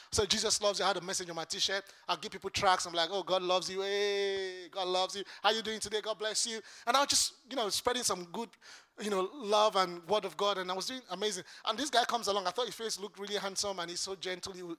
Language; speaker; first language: English; non-native, local second language; Yoruba